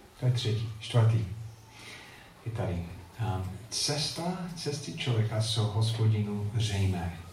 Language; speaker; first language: Czech; non-native, fluent; English